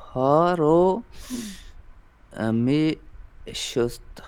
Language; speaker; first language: Persian; non-native, learner; Urdu